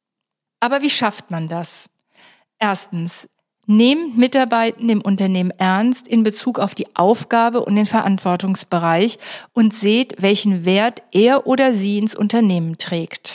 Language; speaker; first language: German; native; German